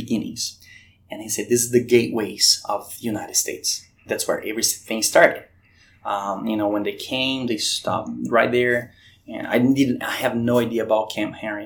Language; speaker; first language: English; non-native, fluent; Portuguese